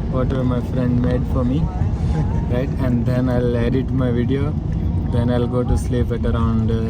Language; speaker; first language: English; non-native, local second language; Gujarati